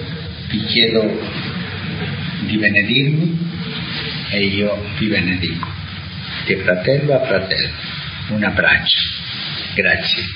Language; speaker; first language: Italian; non-native, fluent; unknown